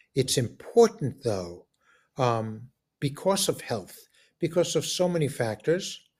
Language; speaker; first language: English; native; English